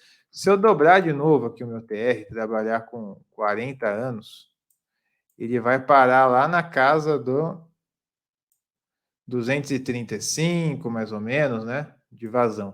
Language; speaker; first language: Portuguese; native; Portuguese